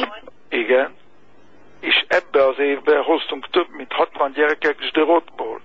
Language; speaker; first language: Hungarian; non-native, fluent; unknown